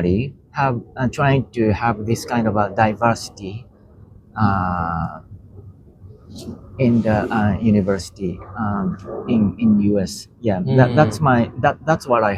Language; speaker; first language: English; non-native, learner; Japanese